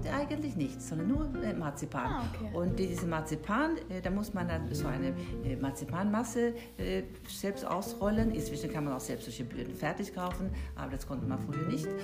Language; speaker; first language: German; non-native, fluent; Swedish